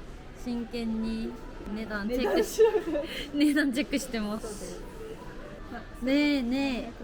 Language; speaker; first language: Japanese; non-native, fluent; Korean